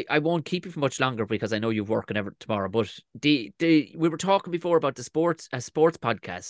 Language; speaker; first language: English; native; English